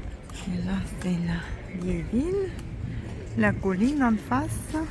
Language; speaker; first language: French; non-native, fluent; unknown